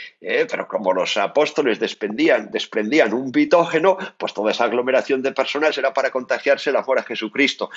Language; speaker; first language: Spanish; native; Spanish